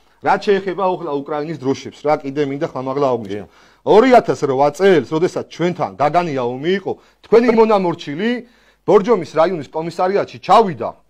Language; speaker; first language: Georgian; native; Georgian